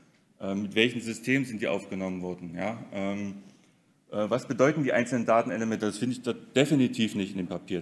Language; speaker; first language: German; native; German